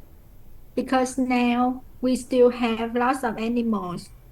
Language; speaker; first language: English; non-native, learner; Vietnamese